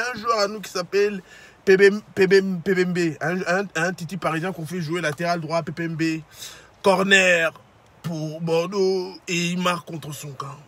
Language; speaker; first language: French; native; French